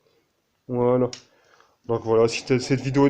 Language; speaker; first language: French; native; French